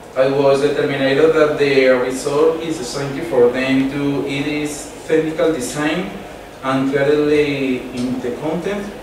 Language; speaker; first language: English; non-native, learner; Spanish